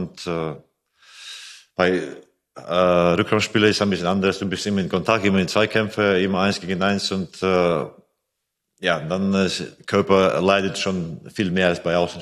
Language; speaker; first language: German; non-native, fluent; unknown